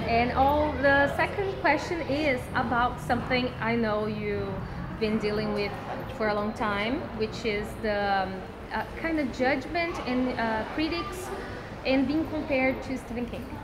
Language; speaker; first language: English; non-native, fluent; Portuguese